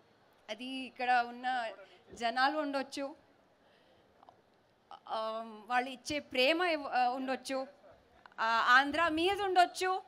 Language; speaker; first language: Telugu; non-native, learner; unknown